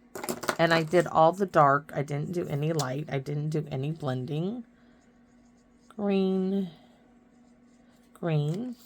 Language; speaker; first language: English; native; English